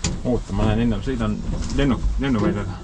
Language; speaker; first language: Estonian; native; Estonian